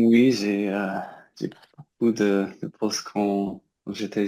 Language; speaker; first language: French; non-native, learner; English